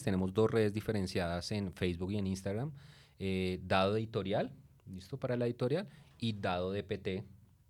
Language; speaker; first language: Spanish; native; Spanish